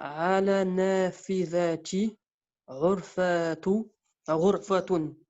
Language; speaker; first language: Arabic; non-native, learner; French